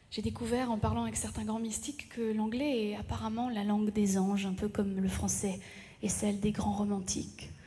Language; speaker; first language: French; native; French